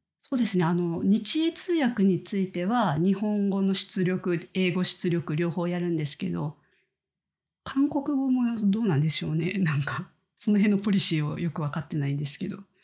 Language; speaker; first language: Japanese; native; Japanese